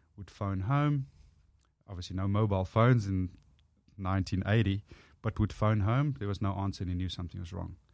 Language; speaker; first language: English; non-native, local second language; Afrikaans